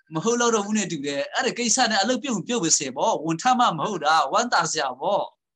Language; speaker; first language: Burmese; non-native, local second language; Hakha Chin